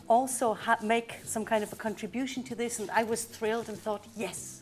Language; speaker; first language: English; non-native, fluent; German